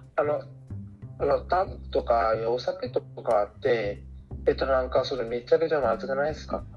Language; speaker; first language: Japanese; non-native, learner; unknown